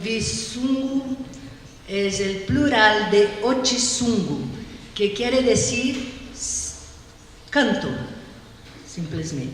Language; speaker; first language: Spanish; non-native, learner; Portuguese